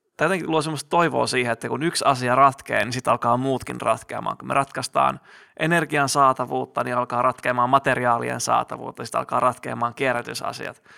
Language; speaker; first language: Finnish; native; Finnish